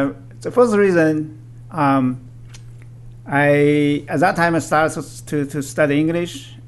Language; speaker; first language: English; non-native, fluent; Chinese